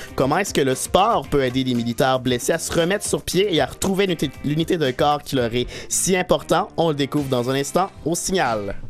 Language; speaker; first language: French; native; French